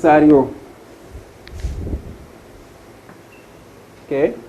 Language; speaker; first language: Spanish; non-native, fluent; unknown